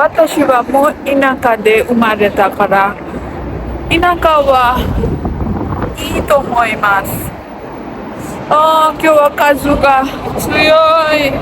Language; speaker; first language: Japanese; non-native, learner; Nepali